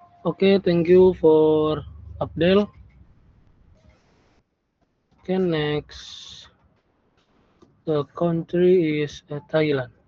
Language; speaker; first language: English; non-native, learner; Indonesian